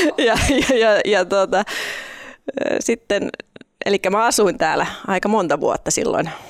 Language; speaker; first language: Finnish; non-native, local second language; Swedish